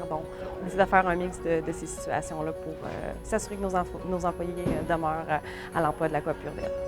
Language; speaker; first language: French; native; French